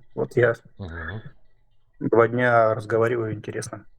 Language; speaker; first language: Russian; native; Russian